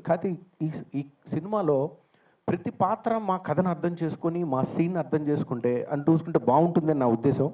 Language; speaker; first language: Telugu; native; Telugu